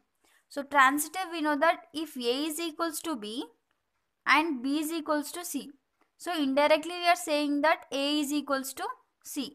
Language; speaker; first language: English; non-native, local second language; Telugu